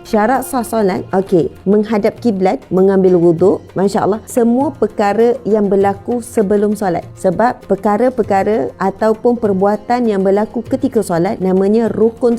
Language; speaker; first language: Malay; native; Malay